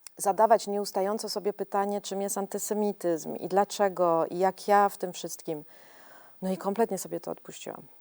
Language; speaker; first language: Polish; early bilingual, heritage; Polish